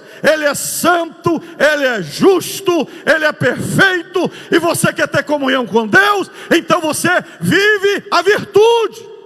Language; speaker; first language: Portuguese; native; Portuguese